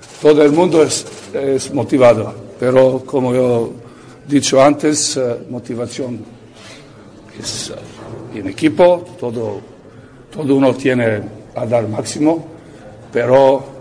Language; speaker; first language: Spanish; non-native, learner; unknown